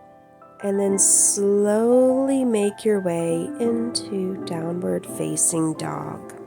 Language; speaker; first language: English; native; English